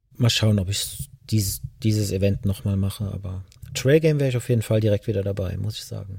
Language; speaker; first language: German; native; German